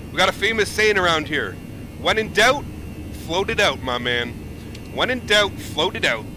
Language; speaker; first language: English; native; English